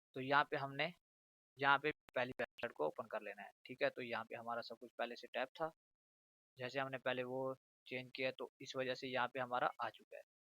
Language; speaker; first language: Urdu; non-native, local second language; Punjabi